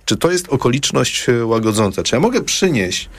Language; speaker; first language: Polish; native; Polish